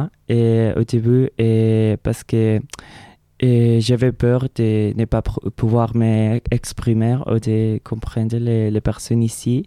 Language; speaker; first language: French; non-native, learner; Spanish